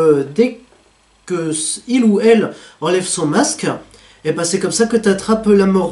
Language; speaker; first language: French; native; French